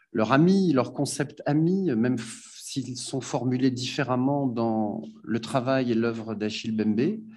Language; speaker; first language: French; native; French